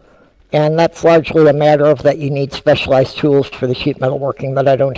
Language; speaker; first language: English; native; English